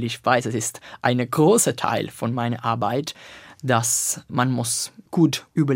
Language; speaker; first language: German; non-native, learner; Italian